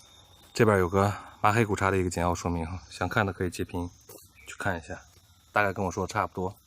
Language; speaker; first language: Chinese; native; Chinese